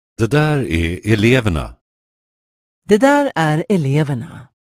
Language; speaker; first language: Swedish; non-native, fluent; Persian